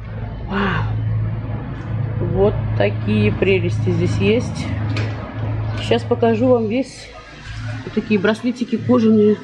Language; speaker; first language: Russian; native; Russian